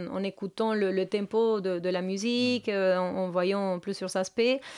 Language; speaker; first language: French; non-native, fluent; Spanish